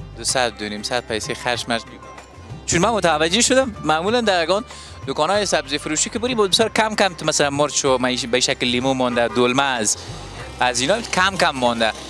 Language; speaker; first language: Persian; native; Persian